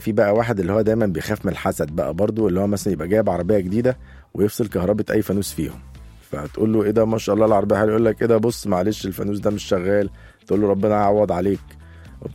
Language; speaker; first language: Arabic; native; Arabic